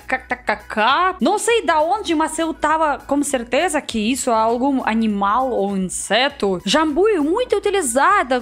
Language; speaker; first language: Portuguese; non-native, learner; Russian